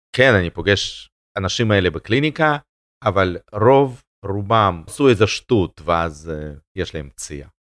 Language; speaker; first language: Hebrew; non-native, fluent; Russian